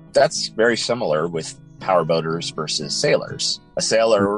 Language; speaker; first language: English; native; English